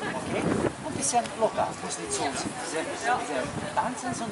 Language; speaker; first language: German; non-native, fluent; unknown